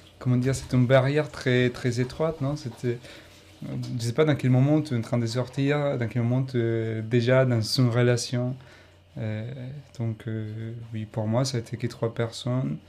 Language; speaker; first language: French; non-native, fluent; Spanish